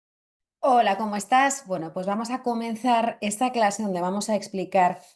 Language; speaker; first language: Spanish; native; Spanish